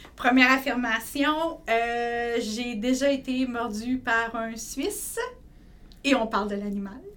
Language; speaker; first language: French; native; French